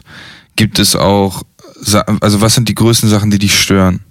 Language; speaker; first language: German; native; German